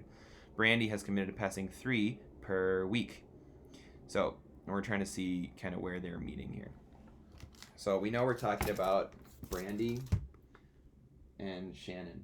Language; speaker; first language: English; native; English